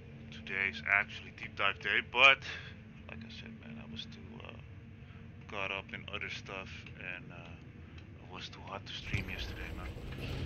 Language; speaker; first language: English; non-native, fluent; Dutch